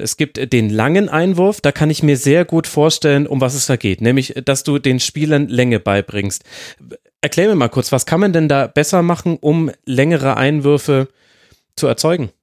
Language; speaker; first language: German; native; German